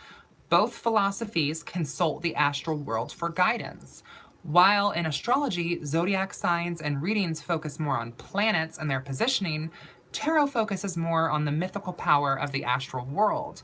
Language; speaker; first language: English; native; English